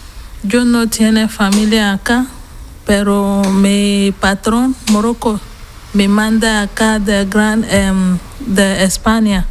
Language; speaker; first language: Spanish; non-native, learner; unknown